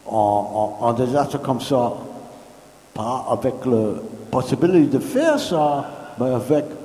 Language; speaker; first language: French; non-native, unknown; English